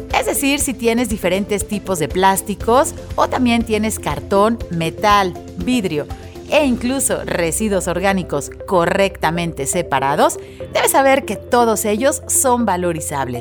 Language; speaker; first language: Spanish; native; Spanish